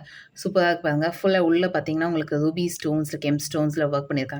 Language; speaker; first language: Tamil; native; Tamil